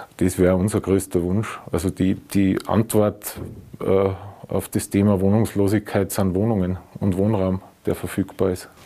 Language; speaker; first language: German; native; German